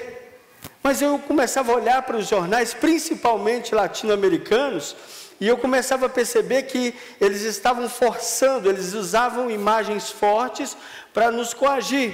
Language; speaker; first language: Portuguese; native; Portuguese